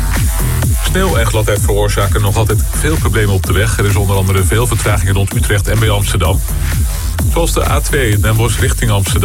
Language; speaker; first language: Dutch; native; Dutch